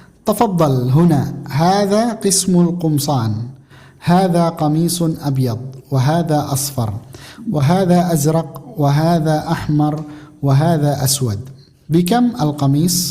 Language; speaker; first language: Arabic; non-native, fluent; Indonesian